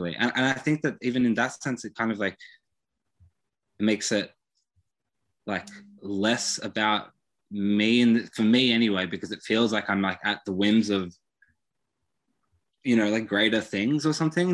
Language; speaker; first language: English; native; English